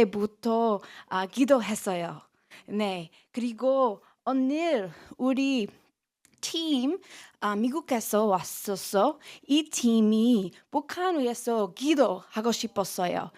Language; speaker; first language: Korean; non-native, learner; English